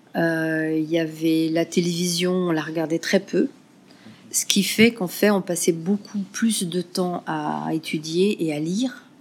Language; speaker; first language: French; native; French